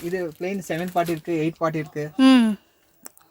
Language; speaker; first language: Tamil; non-native, learner; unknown